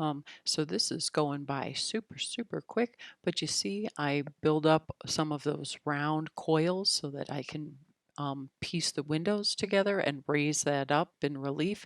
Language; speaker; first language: English; native; English